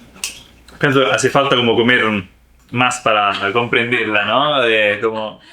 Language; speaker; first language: Spanish; non-native, learner; Italian